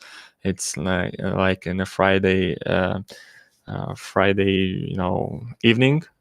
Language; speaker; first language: English; non-native, learner; Russian